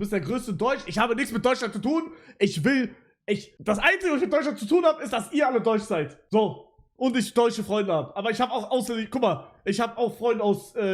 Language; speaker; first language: German; native; German